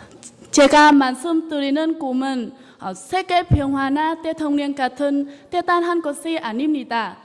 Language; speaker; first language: Korean; non-native, learner; Vietnamese